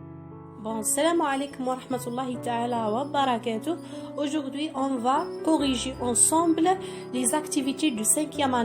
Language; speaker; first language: French; non-native, local second language; Arabic